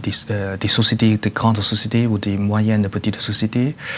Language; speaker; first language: French; non-native, learner; Chinese